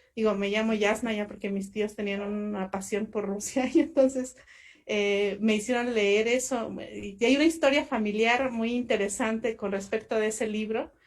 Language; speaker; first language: Spanish; non-native, local second language; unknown